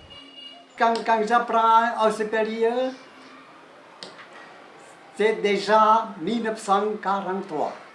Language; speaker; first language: French; non-native, learner; Chinese